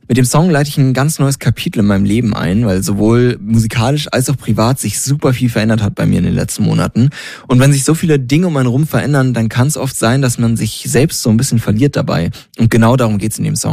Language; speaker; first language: German; native; German